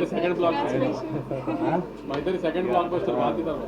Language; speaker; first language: Telugu; native; Telugu